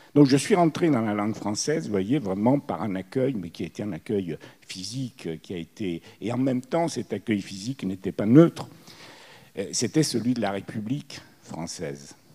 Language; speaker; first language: French; early bilingual, other home language; Italian